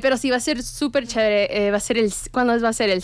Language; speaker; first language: Spanish; native; Spanish